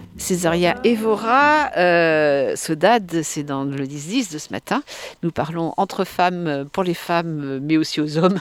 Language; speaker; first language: French; native; French